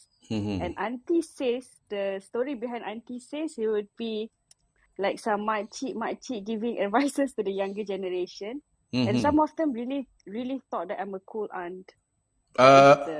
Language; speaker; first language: English; non-native, local second language; Malay